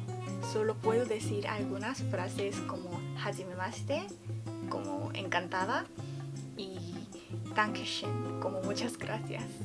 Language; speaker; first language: Spanish; non-native, fluent; Korean